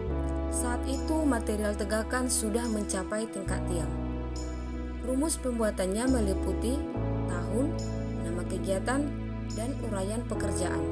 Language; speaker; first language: Indonesian; native; Indonesian